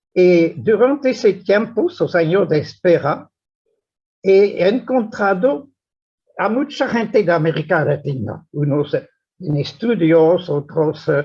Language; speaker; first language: Spanish; non-native, fluent; French